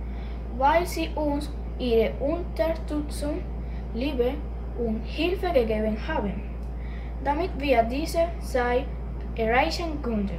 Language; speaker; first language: German; non-native, learner; Spanish